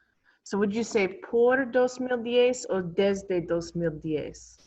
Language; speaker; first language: Spanish; non-native, learner; English